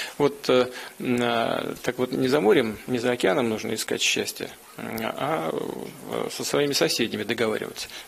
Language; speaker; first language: Russian; native; Russian